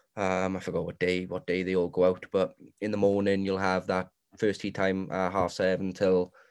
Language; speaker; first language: English; native; English